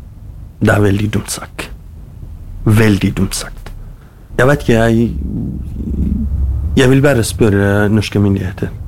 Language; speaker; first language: Norwegian; non-native, learner; Kurdish